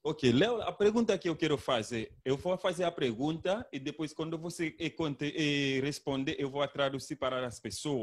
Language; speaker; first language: Portuguese; non-native, learner; Haitian Creole